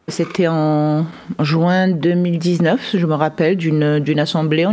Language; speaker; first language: French; early bilingual, other home language; Arabic